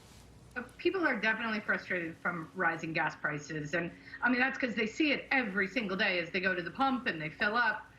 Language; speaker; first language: English; native; English